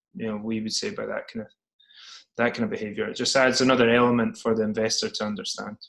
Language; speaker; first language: English; native; English